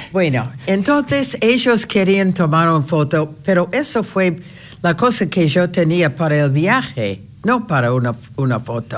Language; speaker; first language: Spanish; non-native, fluent; English